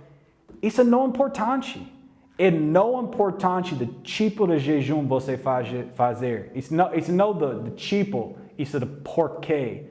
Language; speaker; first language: Portuguese; non-native, learner; English